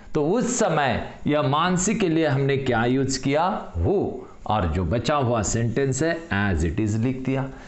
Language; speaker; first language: Hindi; non-native, local second language; Marathi